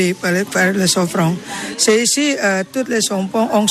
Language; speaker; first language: French; non-native, learner; Balinese